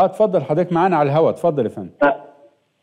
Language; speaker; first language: Arabic; native; Arabic